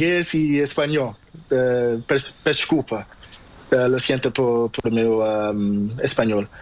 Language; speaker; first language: Spanish; non-native, learner; Portuguese